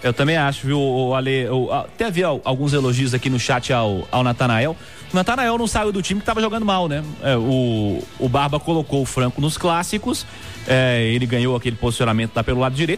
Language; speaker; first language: Portuguese; native; Portuguese